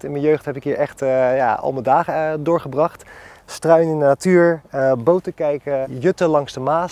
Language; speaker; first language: Dutch; native; Dutch